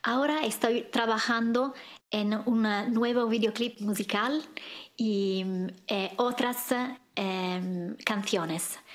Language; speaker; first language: Spanish; non-native, fluent; Italian